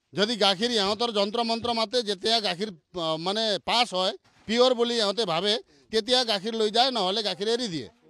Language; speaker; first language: Assamese; non-native, local second language; Nepali